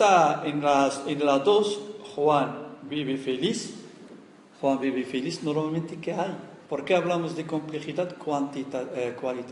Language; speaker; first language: Spanish; non-native, fluent; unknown